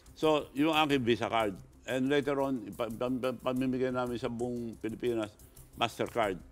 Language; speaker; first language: Filipino; non-native, local second language; Iloko